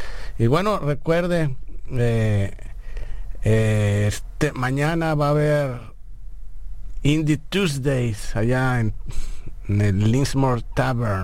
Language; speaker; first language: Spanish; native; Spanish